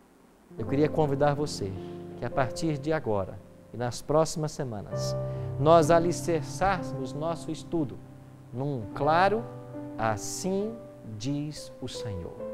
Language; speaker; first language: Portuguese; native; Portuguese